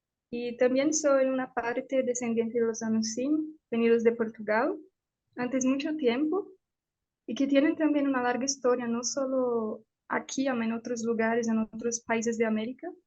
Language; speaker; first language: Spanish; non-native, learner; Portuguese